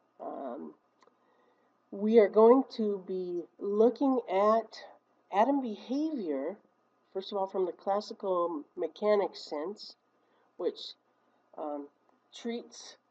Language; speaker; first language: English; native; English